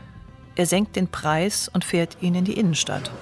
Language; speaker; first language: German; native; German